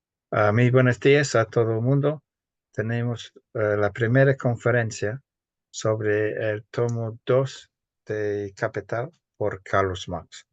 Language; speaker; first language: Spanish; non-native, fluent; English